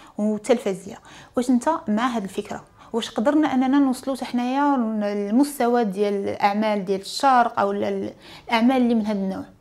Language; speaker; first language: Arabic; native; Arabic